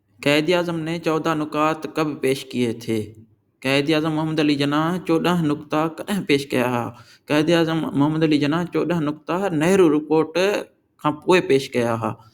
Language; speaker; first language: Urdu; non-native, local second language; Sindhi